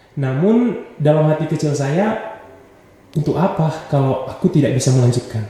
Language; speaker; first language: Indonesian; non-native, local second language; Nias